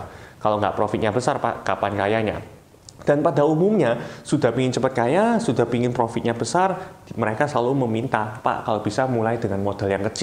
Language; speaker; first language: Indonesian; native; Indonesian